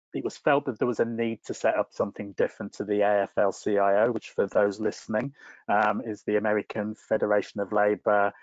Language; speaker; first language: English; native; English